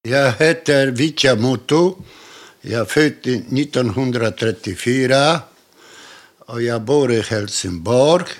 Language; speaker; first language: Swedish; non-native, learner; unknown